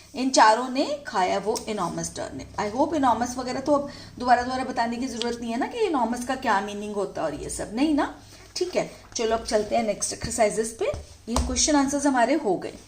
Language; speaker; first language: Hindi; native; Hindi